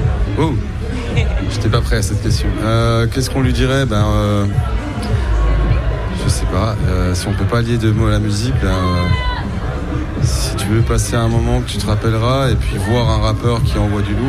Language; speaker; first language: French; native; French